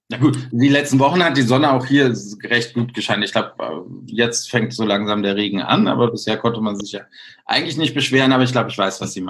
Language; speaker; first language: German; native; German